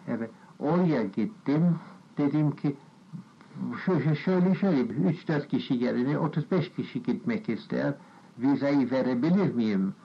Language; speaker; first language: Turkish; non-native, fluent; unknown